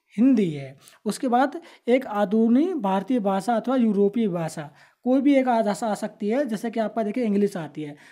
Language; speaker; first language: Hindi; native; Hindi